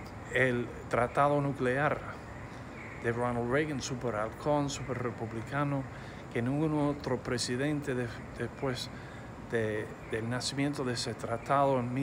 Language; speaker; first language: Spanish; non-native, fluent; English